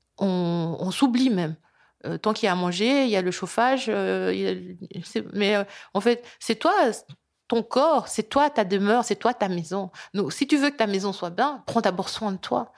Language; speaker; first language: French; early bilingual, other home language; Lingala